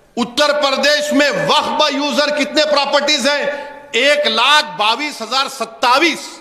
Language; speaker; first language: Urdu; native; Urdu